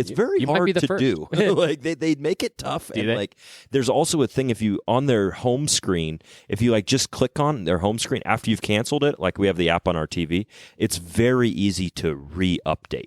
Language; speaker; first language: English; native; English